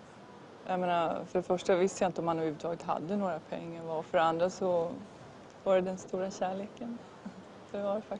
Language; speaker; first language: Swedish; native; Swedish